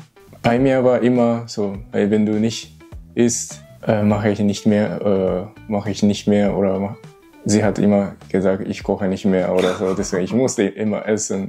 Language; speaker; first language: German; non-native, learner; Japanese